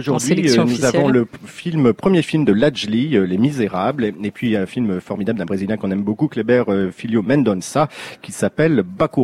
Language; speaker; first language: French; native; French